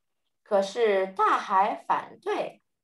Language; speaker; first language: Chinese; early bilingual, heritage; Chinese